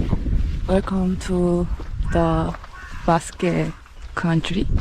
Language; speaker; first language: English; non-native, learner; Korean